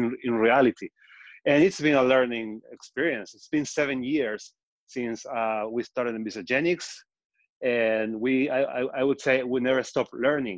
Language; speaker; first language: English; non-native, fluent; Spanish